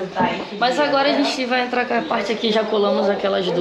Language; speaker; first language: Portuguese; native; Portuguese